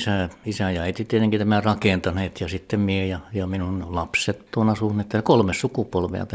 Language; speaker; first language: Finnish; early bilingual, heritage; Finnish